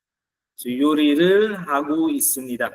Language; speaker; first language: Korean; non-native, learner; Filipino